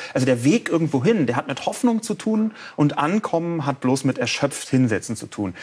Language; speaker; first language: German; native; German